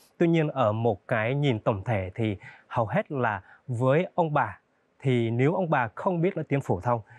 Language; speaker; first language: Vietnamese; non-native, local second language; Hmong